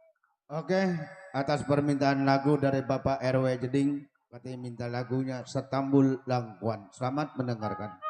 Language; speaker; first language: Malay; native; Malay